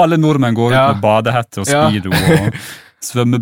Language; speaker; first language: Norwegian; native; Norwegian